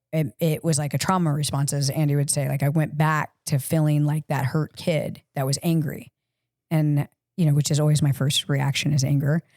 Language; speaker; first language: English; native; English